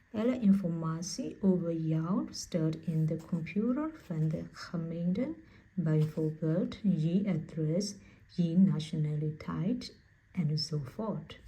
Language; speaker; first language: Dutch; non-native, learner; Burmese